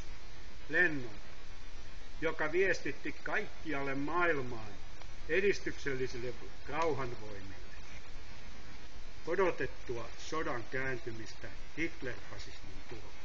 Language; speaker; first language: Finnish; native; Finnish